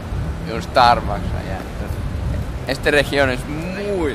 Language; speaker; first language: Spanish; non-native, learner; Swedish